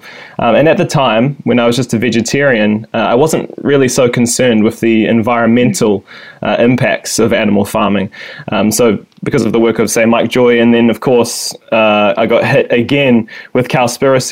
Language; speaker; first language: English; native; English